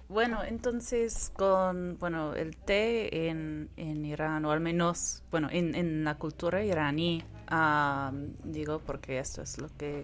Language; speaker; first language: Spanish; non-native, fluent; English